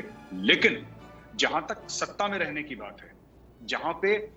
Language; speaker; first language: Hindi; native; Hindi